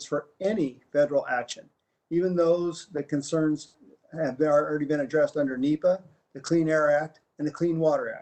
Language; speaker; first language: English; native; English